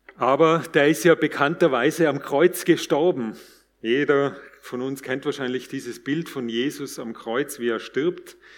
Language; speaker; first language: German; native; German